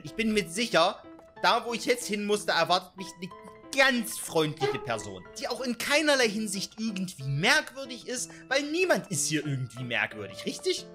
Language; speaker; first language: German; native; German